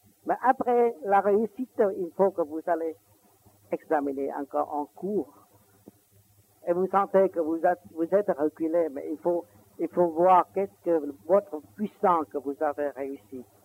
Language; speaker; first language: French; non-native, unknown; Vietnamese